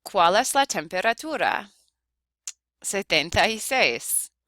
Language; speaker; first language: Spanish; non-native, fluent; English